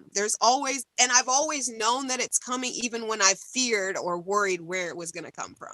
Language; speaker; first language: English; native; English